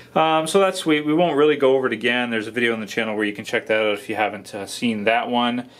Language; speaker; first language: English; native; English